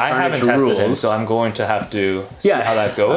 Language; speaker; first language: English; native; English